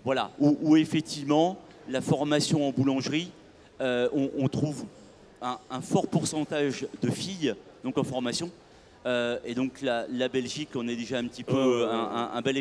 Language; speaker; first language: French; native; French